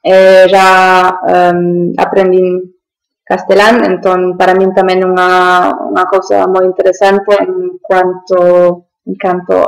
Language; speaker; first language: Galician; non-native, learner; German